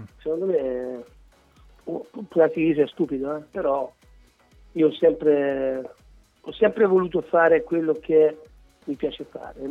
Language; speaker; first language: Italian; native; Italian